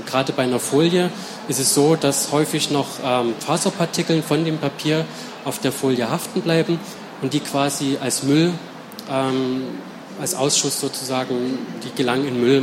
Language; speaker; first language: German; native; German